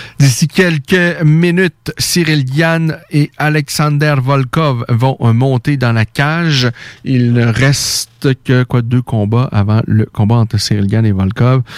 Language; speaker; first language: French; native; French